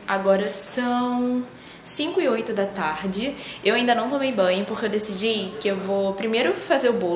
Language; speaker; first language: Portuguese; native; Portuguese